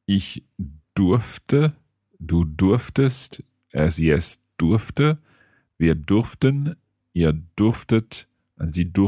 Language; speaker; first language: German; non-native, fluent; English